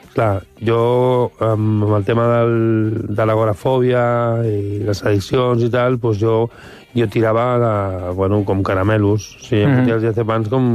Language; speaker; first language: Catalan; non-native, local second language; Spanish